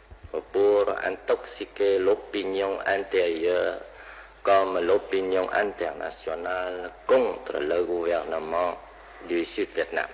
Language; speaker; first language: French; non-native, local second language; Vietnamese